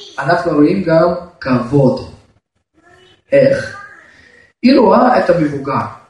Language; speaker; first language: Hebrew; non-native, fluent; Russian